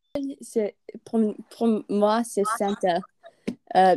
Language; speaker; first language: French; non-native, learner; English